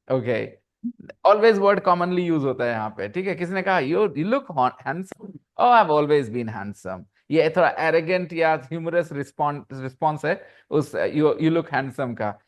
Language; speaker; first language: Hindi; native; Hindi